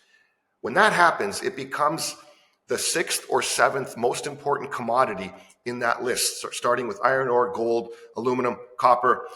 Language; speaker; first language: English; native; English